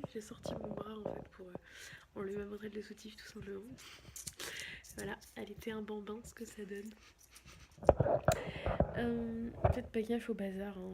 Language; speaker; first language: French; native; French